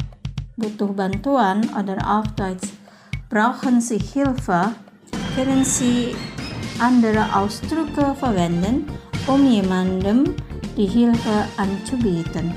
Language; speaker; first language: German; non-native, fluent; Indonesian